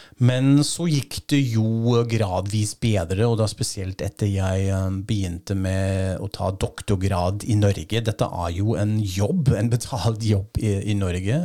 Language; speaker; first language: Norwegian; non-native, fluent; German